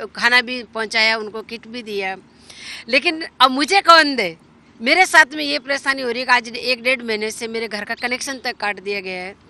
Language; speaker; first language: Hindi; native; Hindi